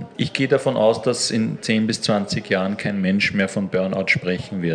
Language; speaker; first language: German; native; German